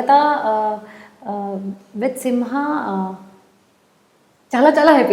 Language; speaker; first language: Telugu; non-native, learner; Hindi